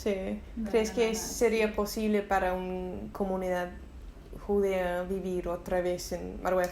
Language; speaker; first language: Spanish; non-native, learner; English